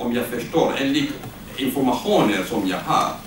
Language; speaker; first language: Swedish; non-native, learner; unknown